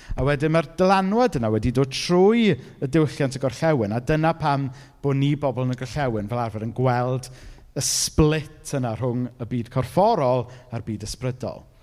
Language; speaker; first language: Welsh; native; Welsh